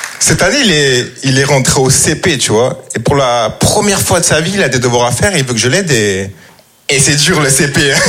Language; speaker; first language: French; native; French